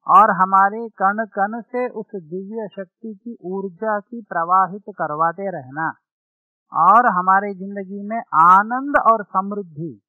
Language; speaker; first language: Hindi; non-native, local second language; Telugu